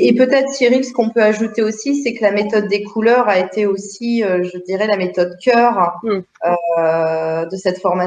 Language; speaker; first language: French; native; French